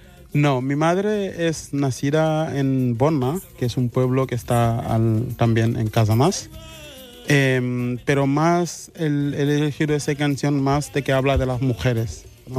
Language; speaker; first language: Spanish; non-native, fluent; Mandingo